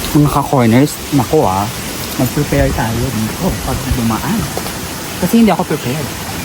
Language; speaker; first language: Filipino; native; Filipino